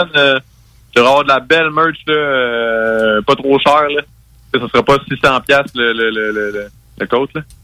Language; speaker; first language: French; native; French